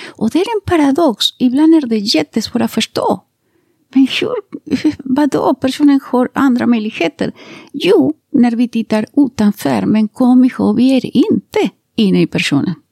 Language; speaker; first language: Swedish; non-native, fluent; Spanish